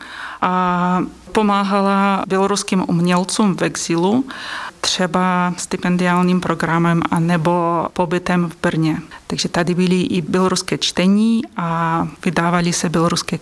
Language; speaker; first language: Czech; non-native, fluent; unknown